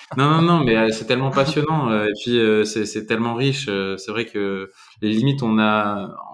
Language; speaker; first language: French; native; French